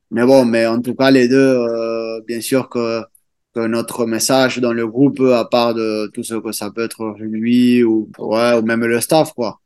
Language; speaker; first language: French; non-native, fluent; Spanish